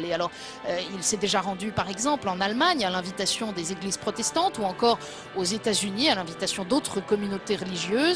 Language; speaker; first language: French; native; French